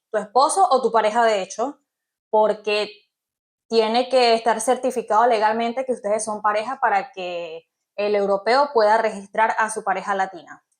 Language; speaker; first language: Spanish; native; Spanish